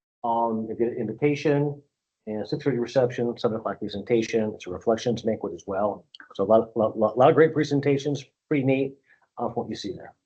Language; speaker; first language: English; native; English